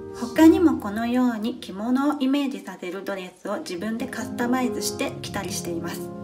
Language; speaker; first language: Japanese; native; Japanese